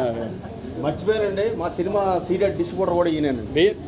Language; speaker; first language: Telugu; native; Telugu